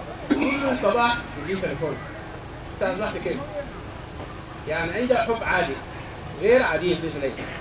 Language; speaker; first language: Arabic; non-native, local second language; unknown